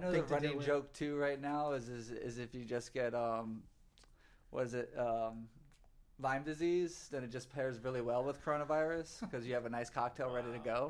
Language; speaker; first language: English; native; English